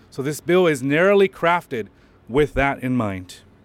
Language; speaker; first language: English; early bilingual, other home language; Spanish